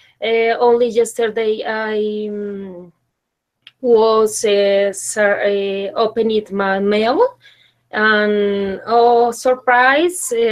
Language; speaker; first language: English; non-native, learner; Spanish